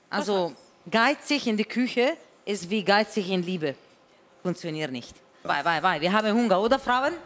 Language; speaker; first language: German; non-native, fluent; Italian